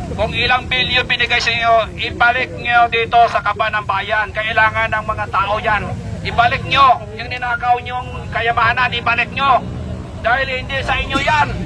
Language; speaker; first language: Filipino; non-native, local second language; Cebuano